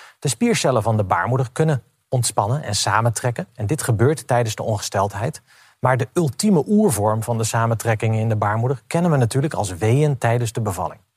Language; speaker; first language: Dutch; native; Dutch